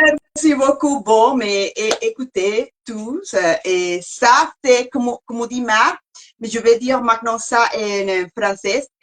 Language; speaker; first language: French; non-native, learner; Spanish